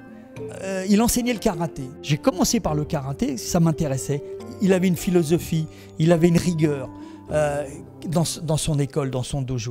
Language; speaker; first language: French; native; French